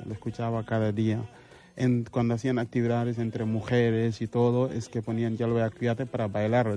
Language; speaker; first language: Spanish; non-native, fluent; Mandingo